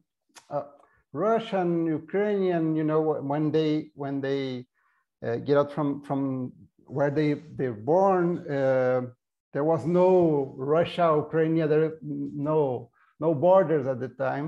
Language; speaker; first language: English; non-native, fluent; Portuguese